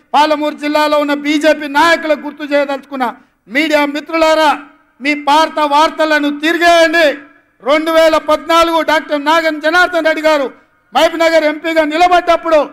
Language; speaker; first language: Telugu; native; Telugu